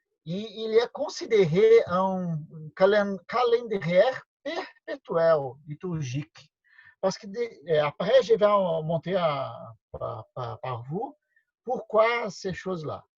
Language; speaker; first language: French; non-native, learner; Portuguese